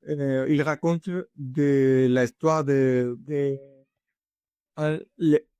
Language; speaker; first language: French; non-native, learner; Spanish